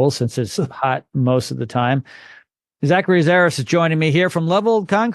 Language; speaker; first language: English; native; English